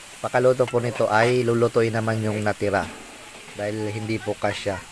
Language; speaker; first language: Filipino; non-native, local second language; Bikol